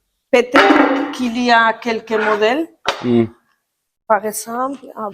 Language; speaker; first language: French; non-native, learner; Spanish